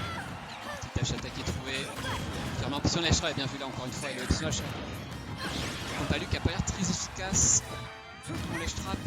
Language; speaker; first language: French; native; French